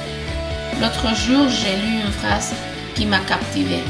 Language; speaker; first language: French; non-native, learner; Spanish